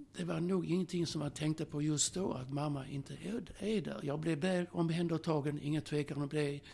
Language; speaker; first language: Swedish; early bilingual, other home language; Slovak